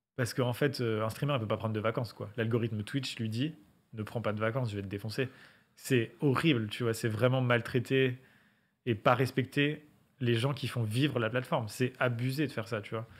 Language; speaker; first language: French; native; French